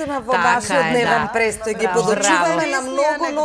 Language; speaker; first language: Macedonian; native; Macedonian